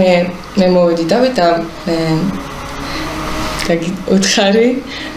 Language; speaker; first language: Georgian; early bilingual, heritage; Hebrew